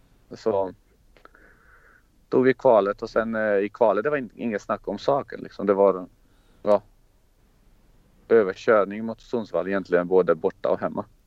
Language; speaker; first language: Swedish; non-native, fluent; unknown